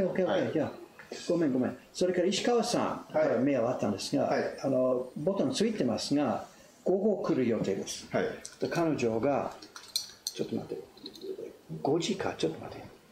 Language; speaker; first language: Japanese; non-native, fluent; English